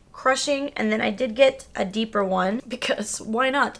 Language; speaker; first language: English; early bilingual, other home language; Spanish